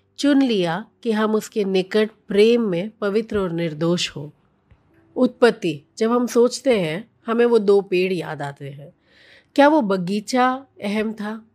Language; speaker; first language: Hindi; non-native, local second language; Telugu